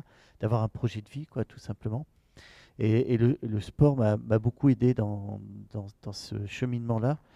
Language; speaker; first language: French; native; French